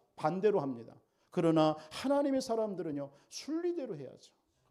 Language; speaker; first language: Korean; native; Korean